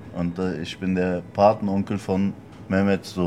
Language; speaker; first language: German; early bilingual, other home language; Turkish